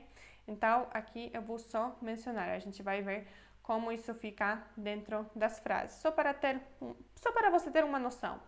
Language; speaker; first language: Portuguese; non-native, fluent; Polish